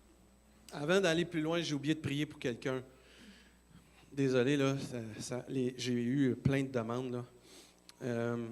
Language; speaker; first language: French; native; French